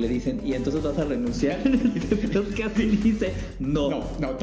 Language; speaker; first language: Spanish; native; Spanish